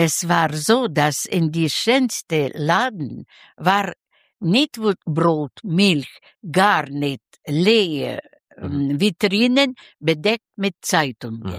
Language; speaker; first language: German; non-native, learner; Russian